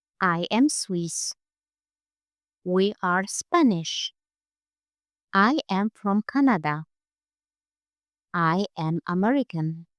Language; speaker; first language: English; non-native, fluent; Polish